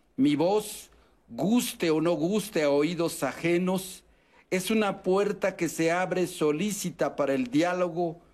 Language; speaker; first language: Spanish; non-native, local second language; Yucateco